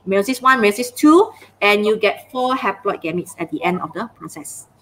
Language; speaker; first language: English; non-native, local second language; Malay